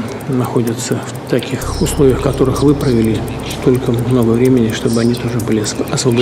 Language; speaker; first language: Russian; native; Russian